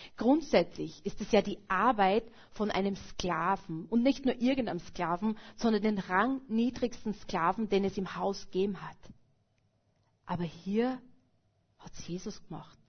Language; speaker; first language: German; native; German